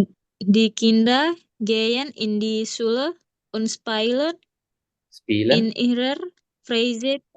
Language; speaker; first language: German; non-native, learner; Indonesian